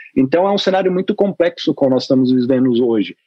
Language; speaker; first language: Portuguese; native; Portuguese